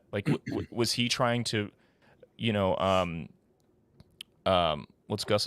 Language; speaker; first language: English; native; English